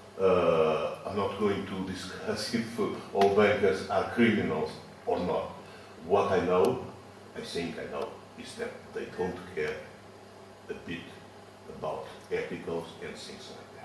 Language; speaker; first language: English; non-native, fluent; Portuguese